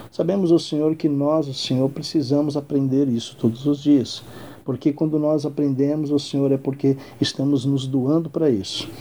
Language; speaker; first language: Portuguese; native; Portuguese